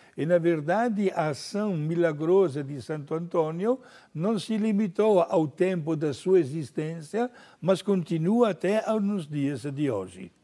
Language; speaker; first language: Portuguese; non-native, fluent; Italian